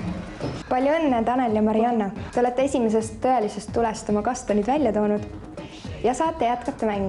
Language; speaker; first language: Estonian; native; Estonian